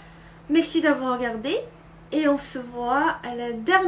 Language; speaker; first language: French; non-native, fluent; Korean